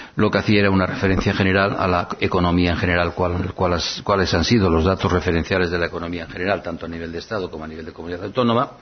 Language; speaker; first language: Spanish; non-native, local second language; Basque